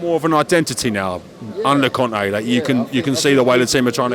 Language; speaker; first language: English; native; English